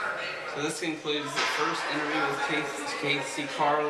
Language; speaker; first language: English; native; English